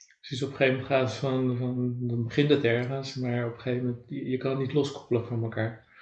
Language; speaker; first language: Dutch; native; Dutch